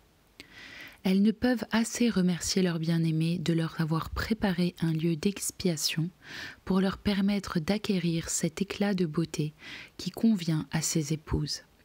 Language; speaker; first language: French; native; French